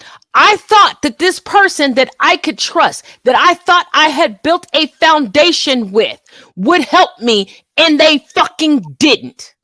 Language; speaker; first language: English; native; English